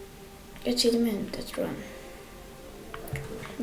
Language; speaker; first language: Welsh; native; Welsh